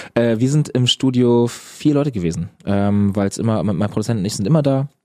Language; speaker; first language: German; native; German